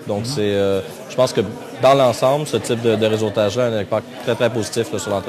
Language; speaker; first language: French; native; French